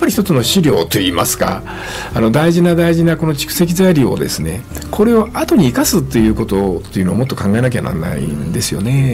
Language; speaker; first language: Japanese; native; Japanese